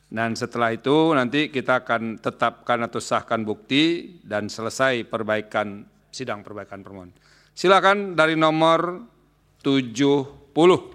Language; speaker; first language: Indonesian; native; Indonesian